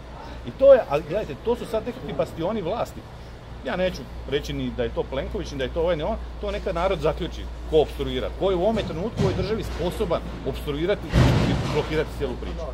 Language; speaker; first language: Croatian; native; Croatian